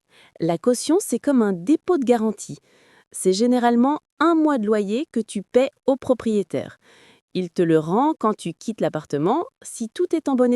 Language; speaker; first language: French; non-native, fluent; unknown